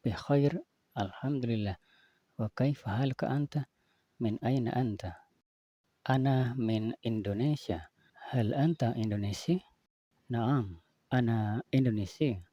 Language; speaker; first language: Arabic; non-native, learner; Indonesian